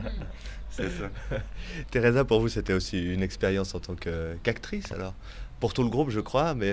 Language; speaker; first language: French; native; French